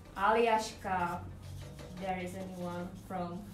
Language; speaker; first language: English; non-native, fluent; Czech